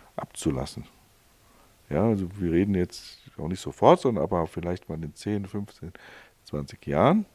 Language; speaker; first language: German; native; German